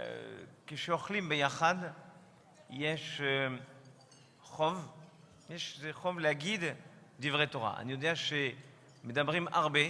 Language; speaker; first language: Hebrew; non-native, fluent; French